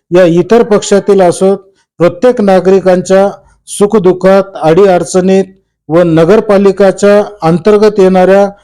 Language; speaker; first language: Marathi; native; Marathi